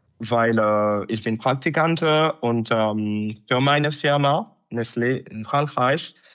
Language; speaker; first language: German; non-native, learner; French